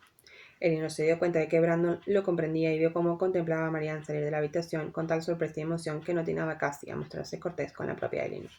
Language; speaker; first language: Spanish; native; Spanish